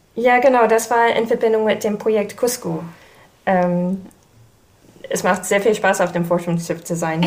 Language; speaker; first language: German; non-native, fluent; English